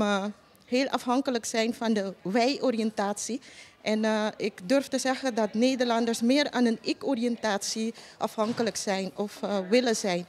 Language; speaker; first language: Dutch; non-native, local second language; Papiamento